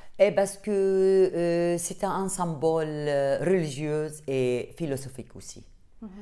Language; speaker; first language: French; non-native, learner; Arabic